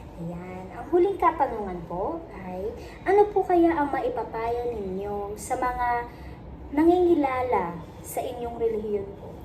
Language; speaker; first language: Filipino; native; Filipino